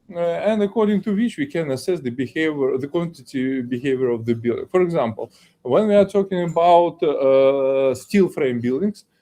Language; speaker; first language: English; non-native, fluent; Ukrainian